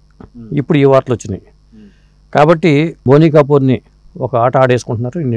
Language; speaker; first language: Telugu; native; Telugu